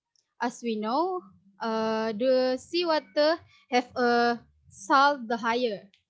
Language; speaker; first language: English; non-native, learner; Indonesian